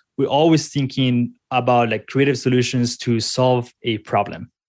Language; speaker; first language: English; non-native, fluent; Spanish